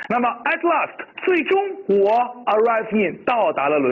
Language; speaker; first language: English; non-native, fluent; Chinese